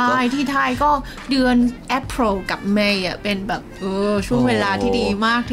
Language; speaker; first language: Thai; non-native, fluent; Vietnamese